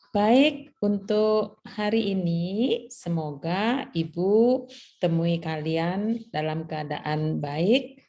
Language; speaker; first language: Indonesian; native; Indonesian